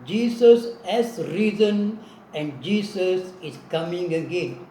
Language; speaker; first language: English; non-native, local second language; Tamil